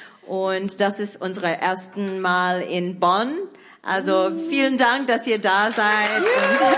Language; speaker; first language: German; non-native, fluent; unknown